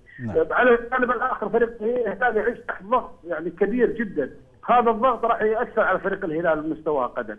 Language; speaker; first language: Arabic; native; Arabic